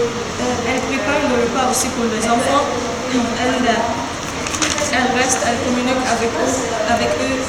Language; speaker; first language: French; non-native, learner; Arabic